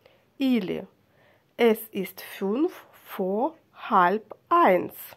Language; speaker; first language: German; non-native, fluent; Russian